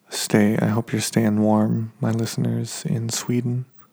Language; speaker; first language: English; native; English